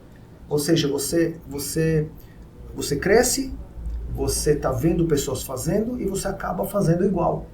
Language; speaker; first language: Portuguese; non-native, fluent; Hebrew